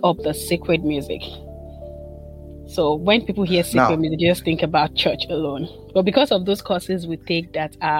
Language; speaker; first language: English; non-native, local second language; Igbo